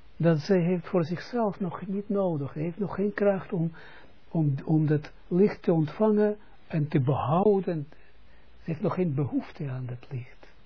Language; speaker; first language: Dutch; non-native, fluent; Russian